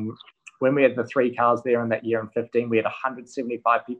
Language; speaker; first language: English; native; English